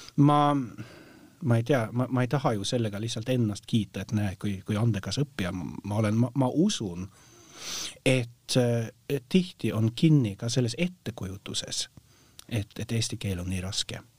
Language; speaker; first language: Estonian; non-native, fluent; Norwegian